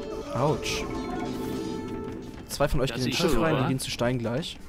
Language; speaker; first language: German; native; German